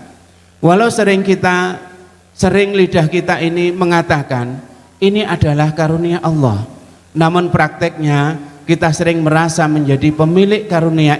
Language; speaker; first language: Indonesian; native; Indonesian